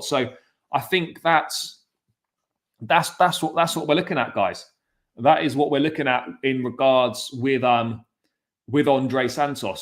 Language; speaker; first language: English; native; English